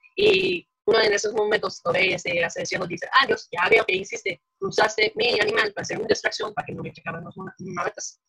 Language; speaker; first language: Spanish; non-native, fluent; English